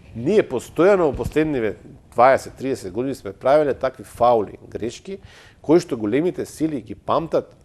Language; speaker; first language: Macedonian; native; Macedonian